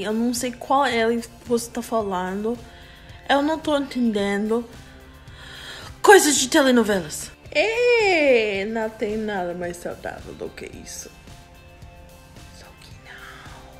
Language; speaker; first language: Portuguese; non-native, learner; English